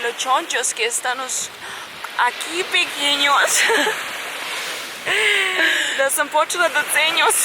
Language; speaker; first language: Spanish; non-native, learner; Serbian